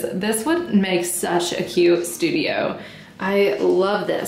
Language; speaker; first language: English; native; English